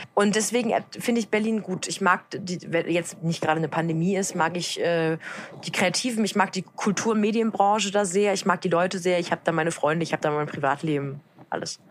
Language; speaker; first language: German; native; German